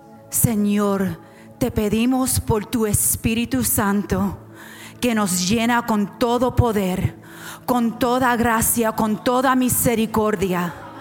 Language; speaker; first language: Spanish; native; Spanish